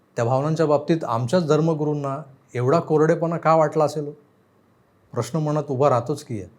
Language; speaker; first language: Marathi; native; Marathi